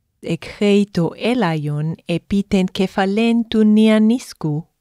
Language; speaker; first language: Greek; non-native, fluent; English